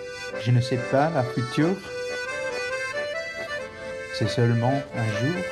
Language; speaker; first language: French; non-native, learner; English